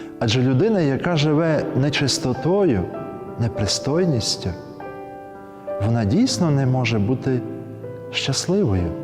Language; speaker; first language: Ukrainian; native; Ukrainian